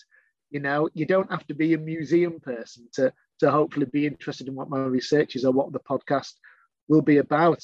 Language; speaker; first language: English; native; English